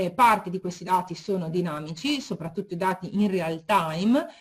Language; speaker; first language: Italian; native; Italian